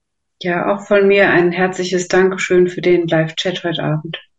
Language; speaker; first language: German; native; German